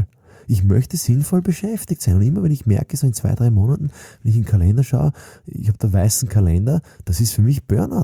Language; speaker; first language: German; native; German